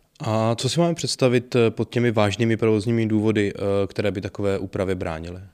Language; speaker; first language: Czech; native; Czech